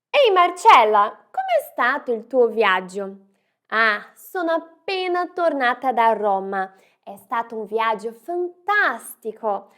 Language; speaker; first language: Italian; non-native, fluent; Portuguese